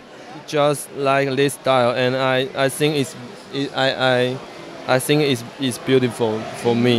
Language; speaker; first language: English; non-native, learner; Chinese